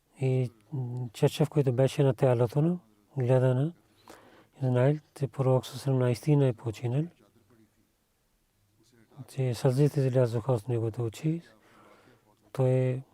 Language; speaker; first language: Bulgarian; non-native, learner; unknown